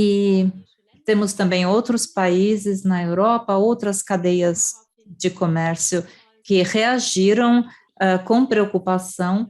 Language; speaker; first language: Portuguese; non-native, fluent; German